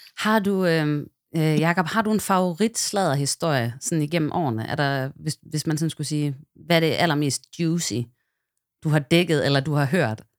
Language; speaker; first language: Danish; native; Danish